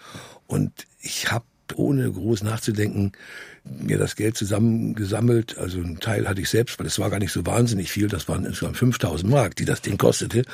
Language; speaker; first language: German; native; German